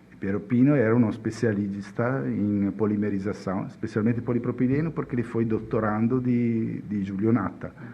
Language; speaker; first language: Portuguese; non-native, fluent; Italian